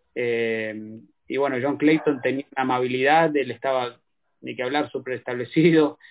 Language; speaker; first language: Spanish; native; Spanish